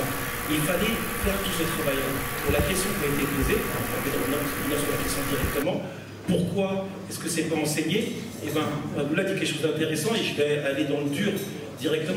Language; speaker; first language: French; native; French